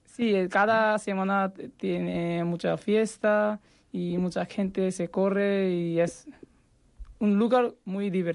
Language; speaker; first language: Spanish; non-native, learner; Bangla